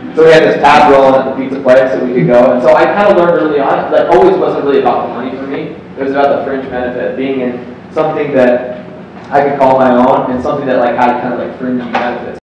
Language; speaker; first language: English; native; English